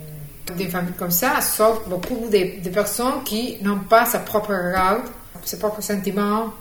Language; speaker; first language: French; non-native, fluent; Spanish